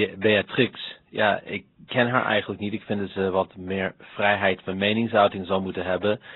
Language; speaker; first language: Dutch; non-native, fluent; English